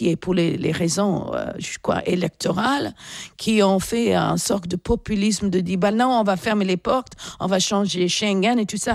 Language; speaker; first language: French; non-native, fluent; English